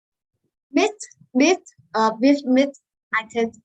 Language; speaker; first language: English; non-native, learner; Vietnamese